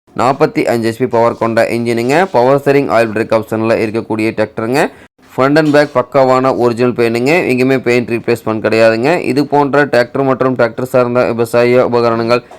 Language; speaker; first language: Tamil; native; Tamil